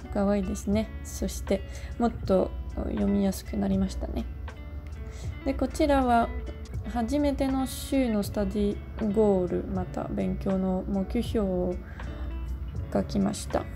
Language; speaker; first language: Japanese; non-native, learner; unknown